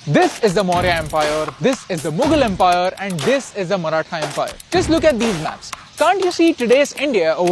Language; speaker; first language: English; non-native, local second language; Hindi